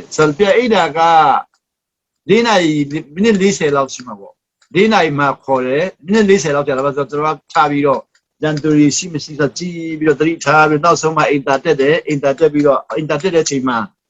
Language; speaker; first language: Burmese; non-native, local second language; Hakha Chin